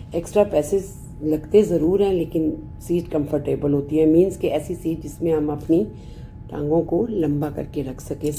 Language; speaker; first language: Urdu; native; Urdu